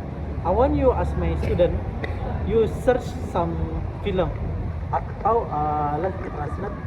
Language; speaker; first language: English; non-native, learner; Indonesian